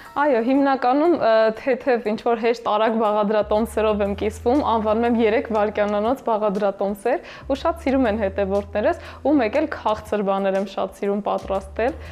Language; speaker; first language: Armenian; native; Armenian